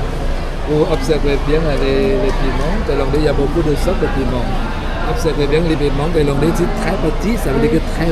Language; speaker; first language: French; non-native, learner; Thai